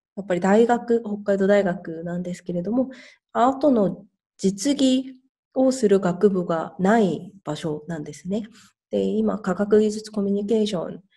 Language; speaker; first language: Japanese; non-native, fluent; Korean